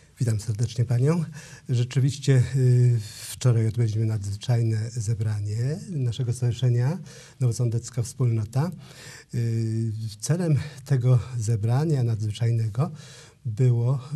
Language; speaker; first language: Polish; native; Polish